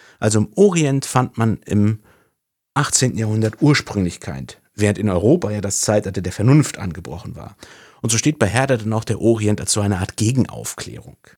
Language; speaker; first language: German; native; German